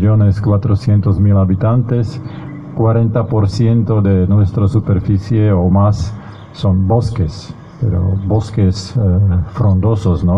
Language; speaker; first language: Spanish; non-native, fluent; Slovak